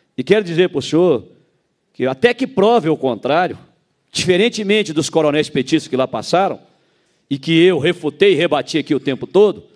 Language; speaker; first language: Portuguese; native; Portuguese